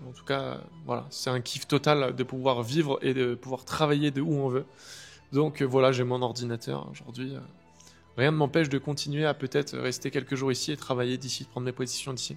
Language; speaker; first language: French; native; French